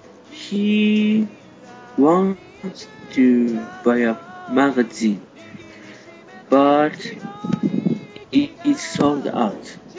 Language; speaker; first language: English; non-native, learner; Japanese